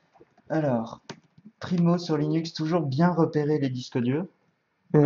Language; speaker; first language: French; native; French